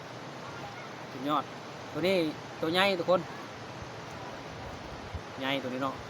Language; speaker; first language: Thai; non-native, local second language; Northeastern Thai